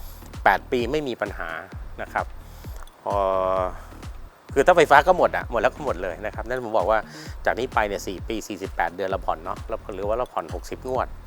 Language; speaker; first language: Thai; native; Thai